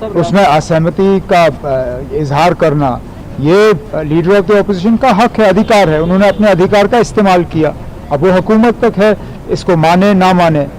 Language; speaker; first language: Hindi; non-native, local second language; Kashmiri